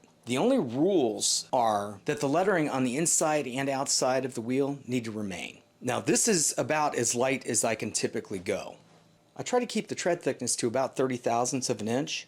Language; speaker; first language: English; native; English